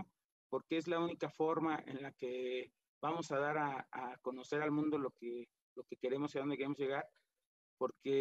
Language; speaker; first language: Spanish; native; Spanish